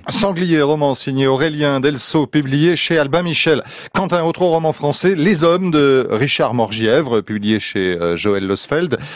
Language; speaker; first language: French; native; French